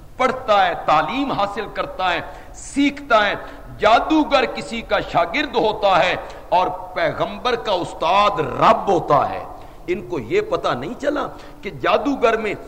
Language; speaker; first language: Urdu; non-native, local second language; Punjabi